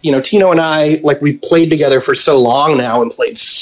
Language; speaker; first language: English; native; English